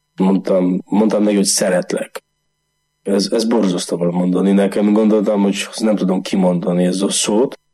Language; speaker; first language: Hungarian; non-native, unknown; Polish